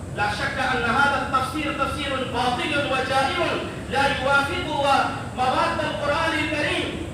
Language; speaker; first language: Arabic; non-native, fluent; Urdu